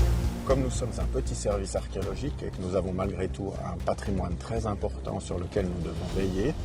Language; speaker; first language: French; native; French